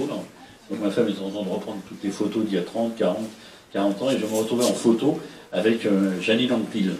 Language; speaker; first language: French; native; French